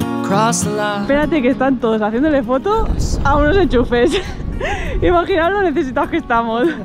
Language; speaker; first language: Spanish; native; Spanish